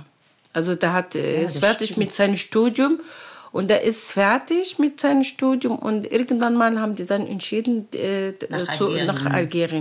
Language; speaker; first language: German; non-native, learner; Arabic